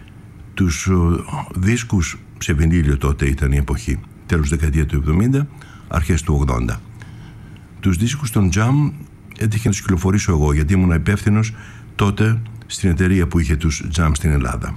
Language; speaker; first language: Greek; native; Greek